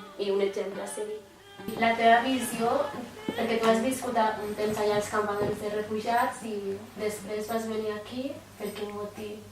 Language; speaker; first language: Catalan; native; Catalan